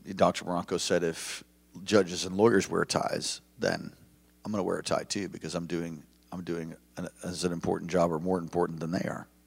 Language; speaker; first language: English; native; English